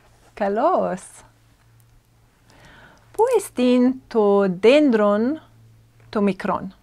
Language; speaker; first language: Greek; non-native, fluent; English